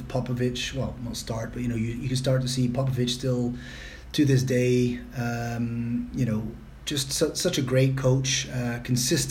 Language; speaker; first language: English; non-native, fluent; Dutch